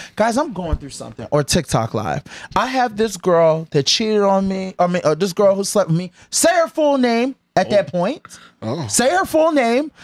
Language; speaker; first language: English; native; English